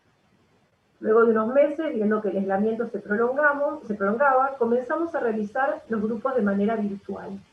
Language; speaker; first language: Spanish; native; Spanish